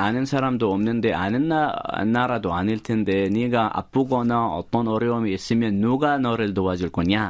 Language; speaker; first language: Korean; non-native, fluent; Arabic